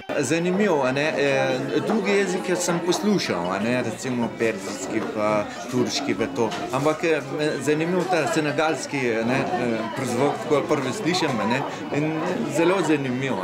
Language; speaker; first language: Slovenian; non-native, fluent; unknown